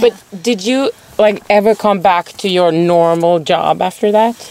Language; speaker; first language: English; non-native, fluent; Swedish